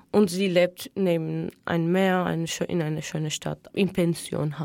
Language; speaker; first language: German; non-native, fluent; Turkish